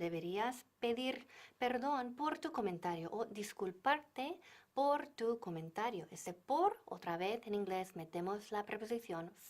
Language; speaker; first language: Spanish; non-native, fluent; English